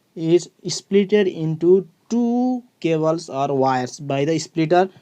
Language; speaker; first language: English; non-native, local second language; Nepali